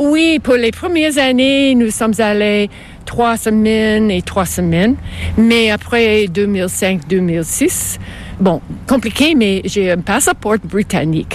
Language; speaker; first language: French; non-native, fluent; English